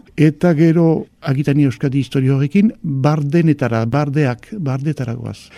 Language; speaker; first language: Basque; native; Basque